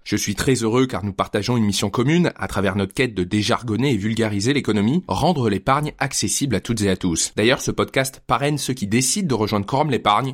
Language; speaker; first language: French; native; French